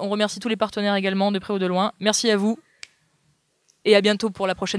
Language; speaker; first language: French; native; French